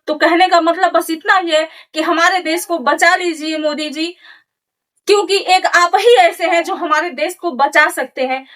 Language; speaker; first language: Hindi; native; Hindi